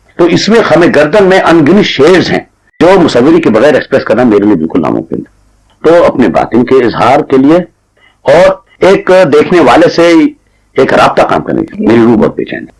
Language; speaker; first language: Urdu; native; Urdu